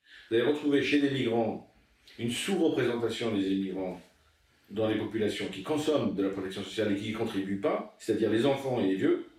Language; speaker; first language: French; native; French